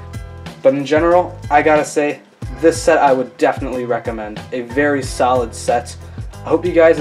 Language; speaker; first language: English; native; English